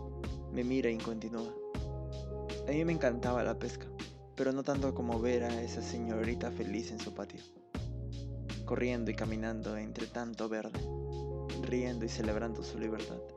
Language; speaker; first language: Spanish; native; Spanish